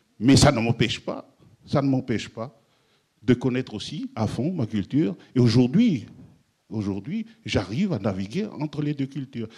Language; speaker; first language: French; non-native, local second language; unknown